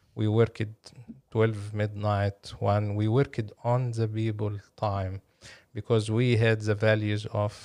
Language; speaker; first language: English; non-native, fluent; Arabic